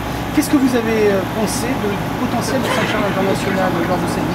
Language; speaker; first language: French; native; French